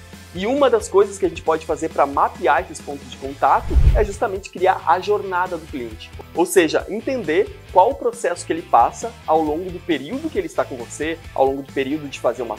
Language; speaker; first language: Portuguese; native; Portuguese